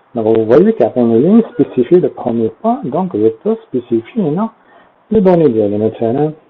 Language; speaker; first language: French; non-native, local second language; Arabic